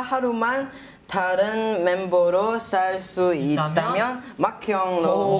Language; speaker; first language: Korean; non-native, learner; Chinese